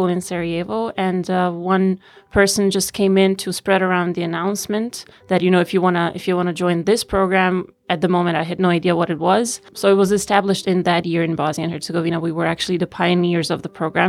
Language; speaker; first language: English; non-native, fluent; Bosnian